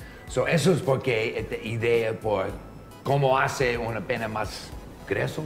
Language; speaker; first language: Spanish; non-native, learner; English